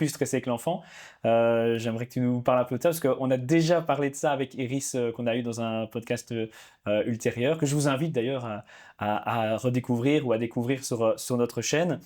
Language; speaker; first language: French; native; French